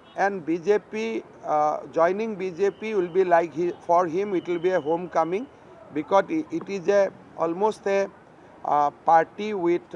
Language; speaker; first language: English; non-native, local second language; Assamese